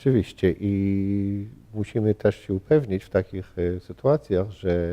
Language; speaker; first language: Polish; early bilingual, heritage; Polish